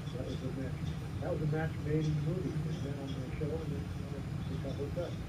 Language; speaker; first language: English; native; English